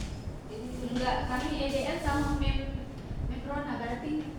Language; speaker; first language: Indonesian; native; Indonesian